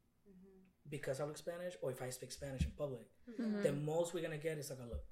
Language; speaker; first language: English; non-native, fluent; Spanish